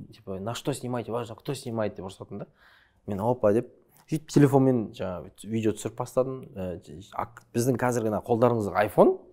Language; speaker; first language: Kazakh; early bilingual, other home language; Chinese